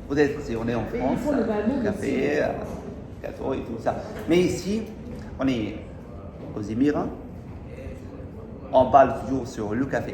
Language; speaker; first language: French; non-native, fluent; Arabic